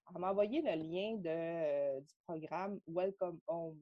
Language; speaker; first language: French; native; French